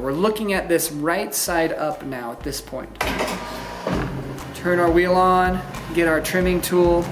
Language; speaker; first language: English; native; English